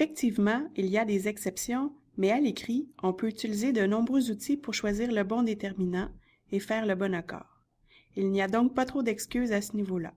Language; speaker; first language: French; native; French